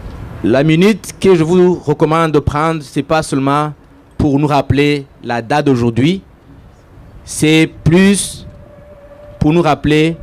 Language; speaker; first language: French; non-native, local second language; Kinyarwanda